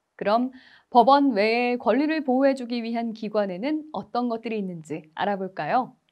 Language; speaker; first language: Korean; native; Korean